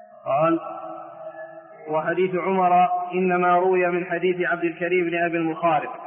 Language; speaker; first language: Arabic; native; Arabic